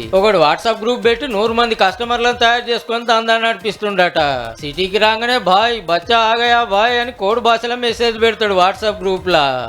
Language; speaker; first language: Telugu; native; Telugu